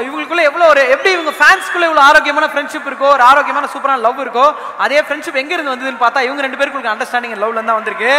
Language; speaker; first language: Tamil; native; Tamil